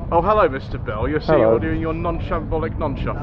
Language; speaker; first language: English; native; English